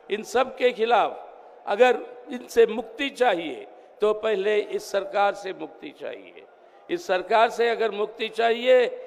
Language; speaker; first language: Hindi; non-native, local second language; Telugu